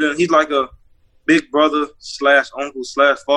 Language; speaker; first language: English; native; English